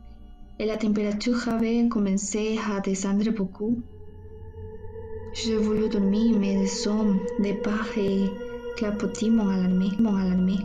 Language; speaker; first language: French; non-native, learner; Spanish